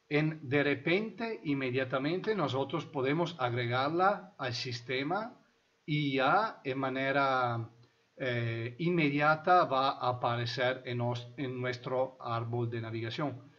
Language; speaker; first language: Spanish; non-native, fluent; Italian